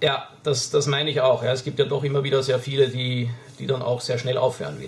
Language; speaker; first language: German; native; German